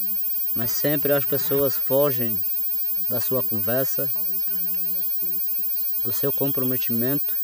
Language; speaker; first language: Portuguese; non-native, local second language; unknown